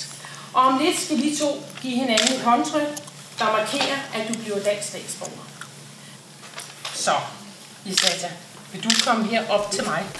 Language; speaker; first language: Danish; native; Danish